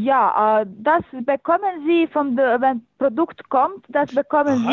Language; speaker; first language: German; non-native, learner; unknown